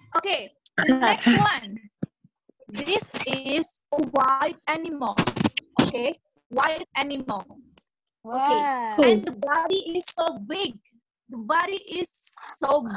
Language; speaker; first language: English; non-native, learner; Indonesian